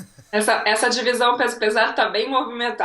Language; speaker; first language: Portuguese; native; Portuguese